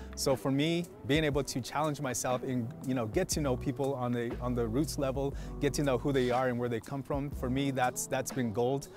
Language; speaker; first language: English; native; English